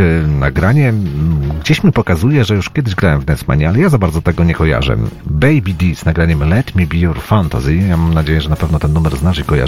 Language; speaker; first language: Polish; native; Polish